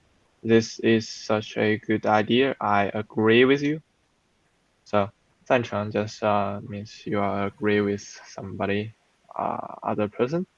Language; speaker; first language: English; non-native, fluent; Chinese